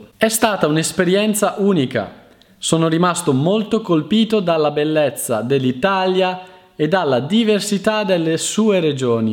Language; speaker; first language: Italian; native; Italian